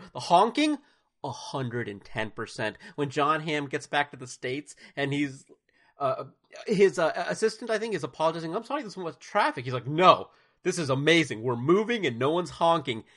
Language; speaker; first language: English; native; English